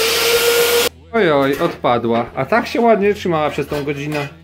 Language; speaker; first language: Polish; native; Polish